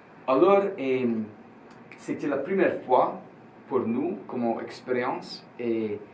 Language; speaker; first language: French; non-native, learner; Italian